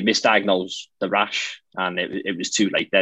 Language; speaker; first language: English; native; English